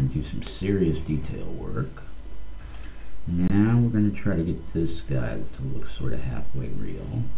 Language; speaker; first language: English; native; English